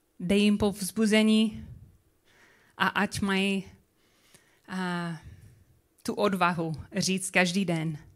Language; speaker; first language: Czech; non-native, learner; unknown